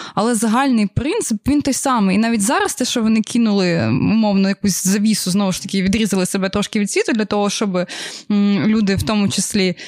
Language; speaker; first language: Ukrainian; native; Ukrainian